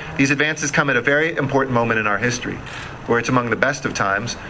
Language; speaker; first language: English; native; English